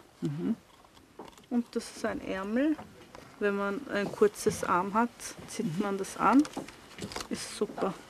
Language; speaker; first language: German; non-native, local second language; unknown